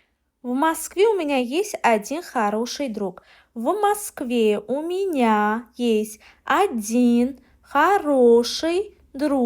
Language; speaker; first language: Russian; non-native, learner; Azerbaijani